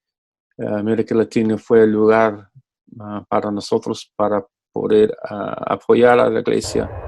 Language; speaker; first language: Spanish; non-native, fluent; English